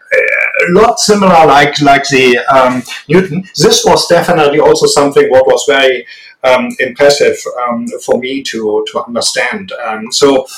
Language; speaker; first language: English; non-native, fluent; German